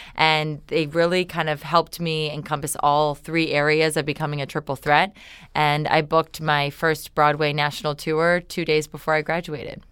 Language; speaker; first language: English; native; English